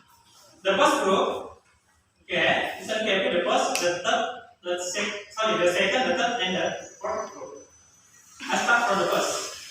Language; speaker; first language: English; non-native, learner; Indonesian